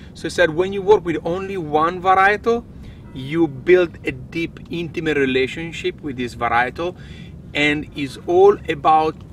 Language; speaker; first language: English; non-native, fluent; Italian